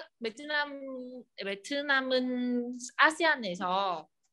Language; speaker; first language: Korean; non-native, learner; Vietnamese